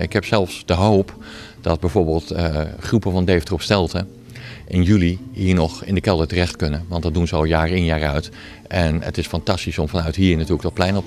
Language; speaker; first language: Dutch; native; Dutch